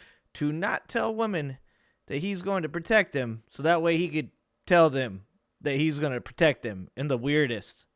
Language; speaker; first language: English; native; English